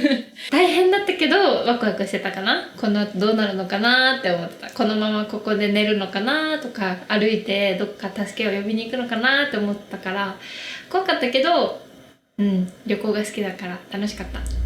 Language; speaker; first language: Japanese; native; Japanese